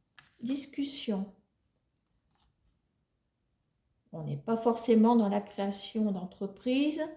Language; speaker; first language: French; native; French